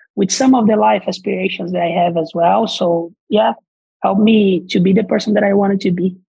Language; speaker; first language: English; non-native, fluent; Portuguese